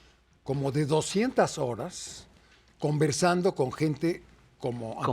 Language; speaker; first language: Spanish; native; Spanish